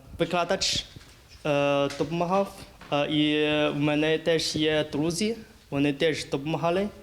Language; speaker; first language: Ukrainian; non-native, learner; Chinese